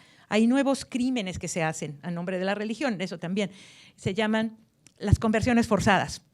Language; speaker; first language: Spanish; native; Spanish